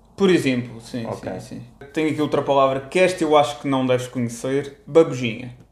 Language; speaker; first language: Portuguese; native; Portuguese